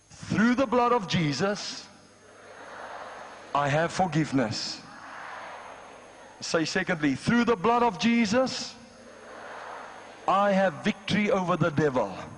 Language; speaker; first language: English; non-native, local second language; Afrikaans